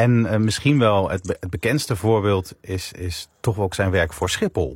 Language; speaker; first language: Dutch; native; Dutch